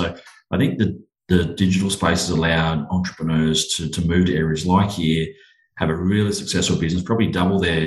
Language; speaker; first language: English; native; English